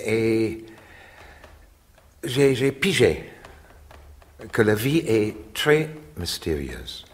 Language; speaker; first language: French; non-native, fluent; English